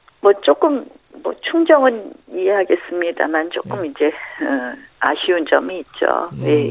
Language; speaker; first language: Korean; native; Korean